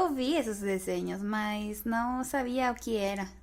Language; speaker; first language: Portuguese; non-native, fluent; Spanish